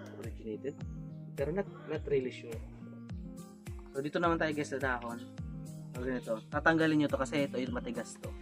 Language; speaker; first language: Filipino; non-native, local second language; Bikol